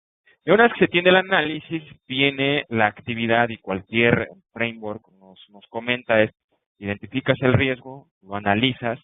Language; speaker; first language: Spanish; native; Spanish